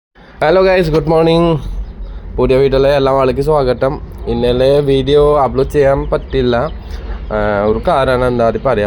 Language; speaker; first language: Malayalam; non-native, fluent; Assamese